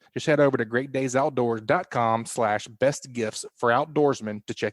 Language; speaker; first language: English; native; English